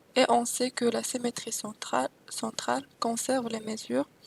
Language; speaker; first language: French; non-native, local second language; Arabic